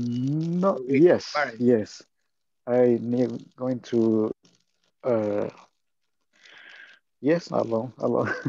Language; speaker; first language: English; non-native, learner; Spanish